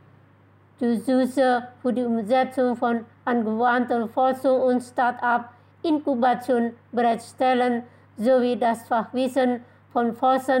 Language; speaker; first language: German; non-native, fluent; Indonesian